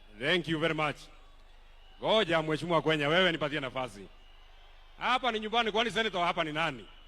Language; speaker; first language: Swahili; non-native, local second language; Kikuyu